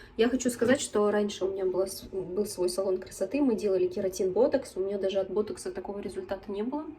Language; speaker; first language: Russian; native; Russian